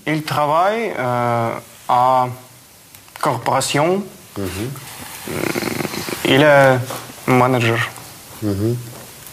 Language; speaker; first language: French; non-native, learner; Russian